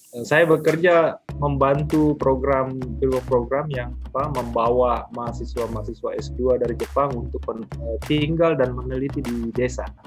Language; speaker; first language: Indonesian; native; Indonesian